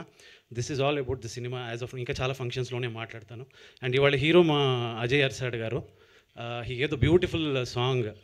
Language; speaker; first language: Telugu; native; Telugu